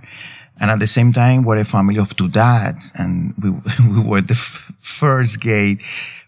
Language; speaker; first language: English; non-native, fluent; Spanish